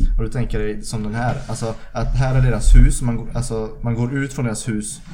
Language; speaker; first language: Swedish; early bilingual, other home language; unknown